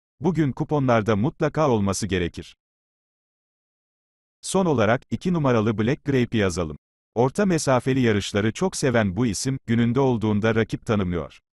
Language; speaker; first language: Turkish; native; Turkish